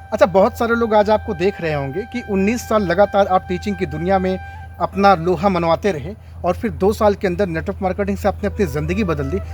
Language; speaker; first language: Hindi; native; Hindi